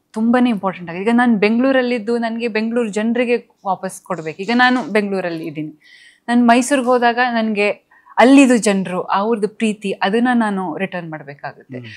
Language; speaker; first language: Kannada; native; Kannada